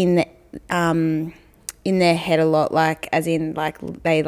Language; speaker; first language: English; native; English